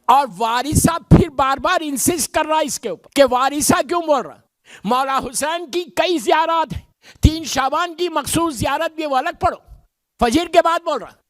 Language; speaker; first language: Urdu; native; Urdu